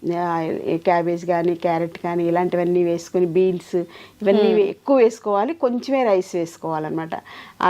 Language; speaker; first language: Telugu; native; Telugu